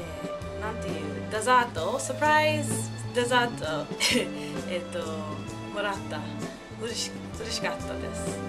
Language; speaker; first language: Japanese; non-native, learner; English